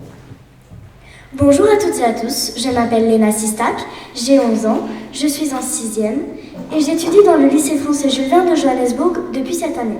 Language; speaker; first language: French; native; French